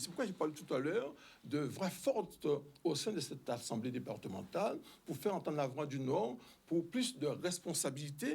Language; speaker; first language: French; native; French